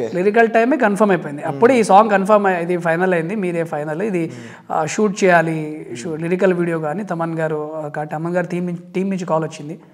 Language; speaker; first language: Telugu; non-native, local second language; Urdu